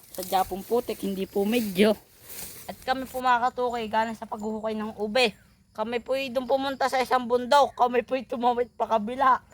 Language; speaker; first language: Filipino; native; Filipino